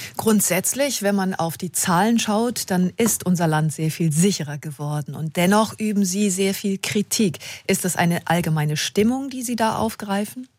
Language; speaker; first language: German; native; German